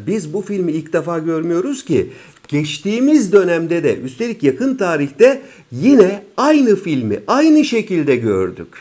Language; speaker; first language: Turkish; native; Turkish